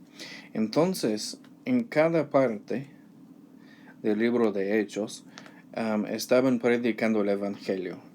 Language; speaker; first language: Spanish; non-native, learner; English